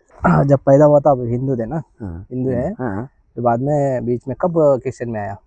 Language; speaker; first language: Hindi; non-native, local second language; Telugu